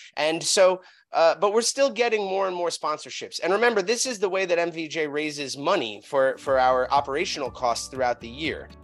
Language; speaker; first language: English; native; English